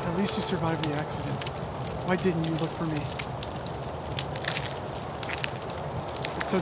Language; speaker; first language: English; native; English